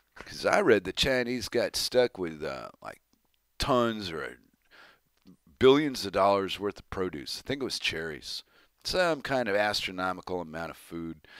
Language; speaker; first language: English; native; English